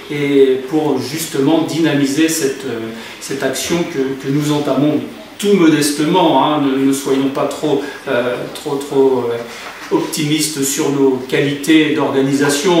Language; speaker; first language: French; native; French